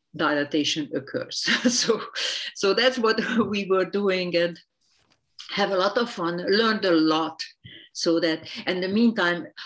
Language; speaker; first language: English; non-native, fluent; Hungarian